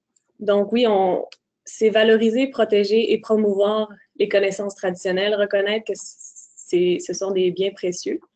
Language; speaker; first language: French; native; French